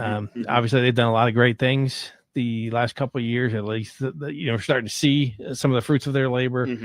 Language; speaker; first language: English; native; English